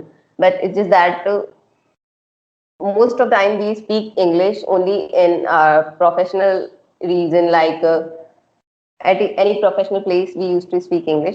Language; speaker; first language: English; non-native, local second language; Hindi